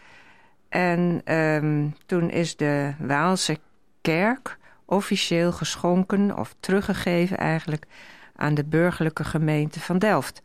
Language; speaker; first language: Dutch; native; Dutch